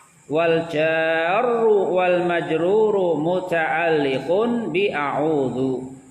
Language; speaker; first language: Arabic; non-native, fluent; Indonesian